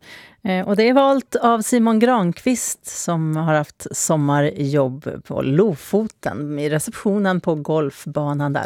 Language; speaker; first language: Swedish; native; Swedish